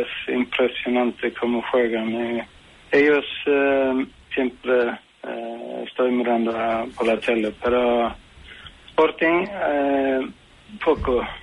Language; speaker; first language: Spanish; non-native, fluent; Swedish